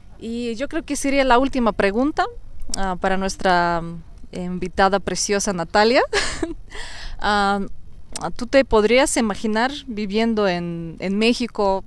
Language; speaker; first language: Spanish; non-native, fluent; Russian